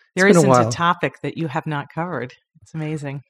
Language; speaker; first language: English; native; English